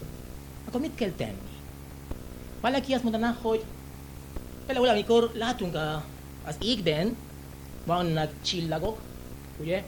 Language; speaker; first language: Hungarian; non-native, learner; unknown